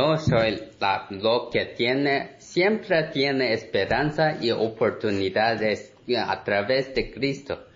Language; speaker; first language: Spanish; non-native, learner; Korean